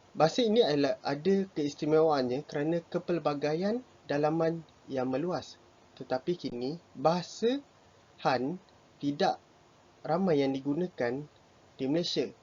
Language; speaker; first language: Malay; native; Malay